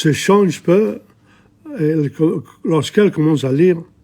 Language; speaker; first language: French; non-native, fluent; English